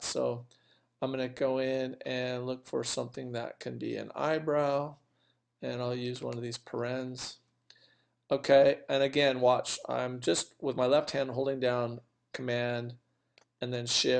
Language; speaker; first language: English; native; English